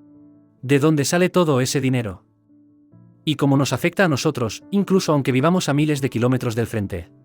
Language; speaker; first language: Spanish; native; Spanish